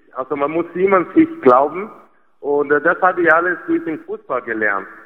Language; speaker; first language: German; non-native, fluent; Portuguese